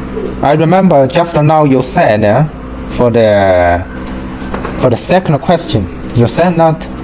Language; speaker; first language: English; non-native, fluent; Chinese